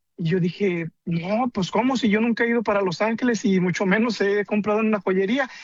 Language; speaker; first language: Spanish; native; Spanish